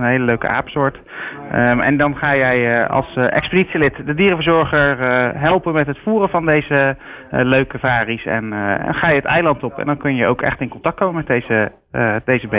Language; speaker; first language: Dutch; native; Dutch